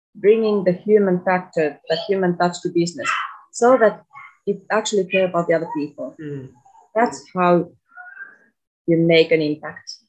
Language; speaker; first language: English; non-native, fluent; Finnish